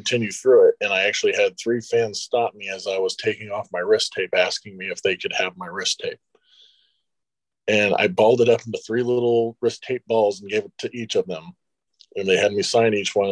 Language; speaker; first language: English; native; English